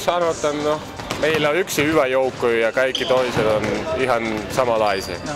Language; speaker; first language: Finnish; non-native, learner; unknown